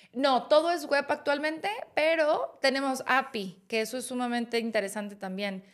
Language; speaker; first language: Spanish; native; Spanish